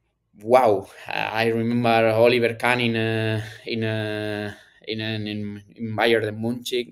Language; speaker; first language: English; non-native, learner; Spanish